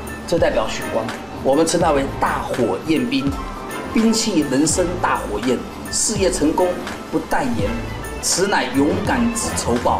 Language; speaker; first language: Chinese; native; Chinese